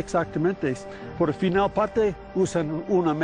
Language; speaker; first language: Spanish; non-native, learner; English